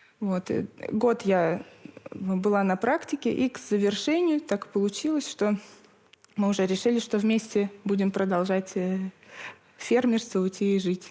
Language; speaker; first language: Russian; native; Russian